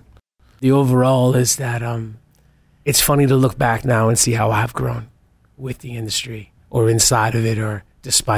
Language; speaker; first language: English; native; English